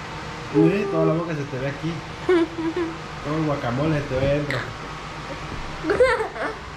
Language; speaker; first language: Spanish; native; Spanish